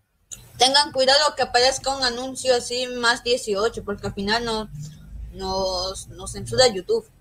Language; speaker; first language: Spanish; native; Spanish